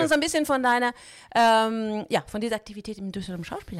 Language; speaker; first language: German; non-native, fluent; Italian